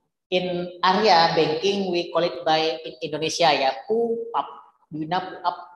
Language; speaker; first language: English; non-native, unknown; Indonesian